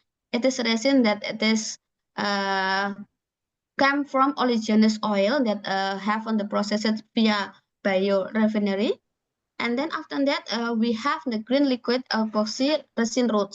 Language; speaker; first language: English; non-native, learner; Indonesian